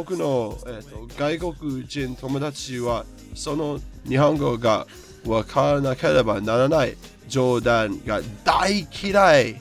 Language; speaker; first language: Japanese; non-native, learner; English